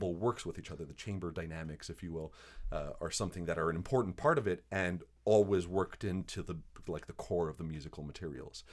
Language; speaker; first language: English; native; English